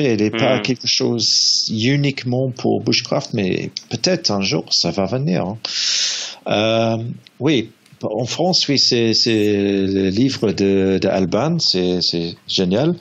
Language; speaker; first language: French; non-native, learner; English